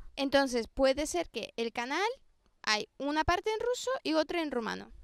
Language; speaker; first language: Spanish; native; Spanish